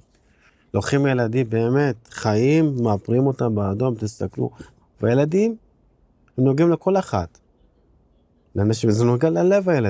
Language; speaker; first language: Hebrew; non-native, local second language; Arabic